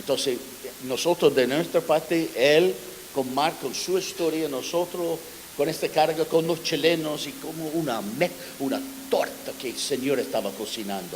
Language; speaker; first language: Spanish; non-native, fluent; English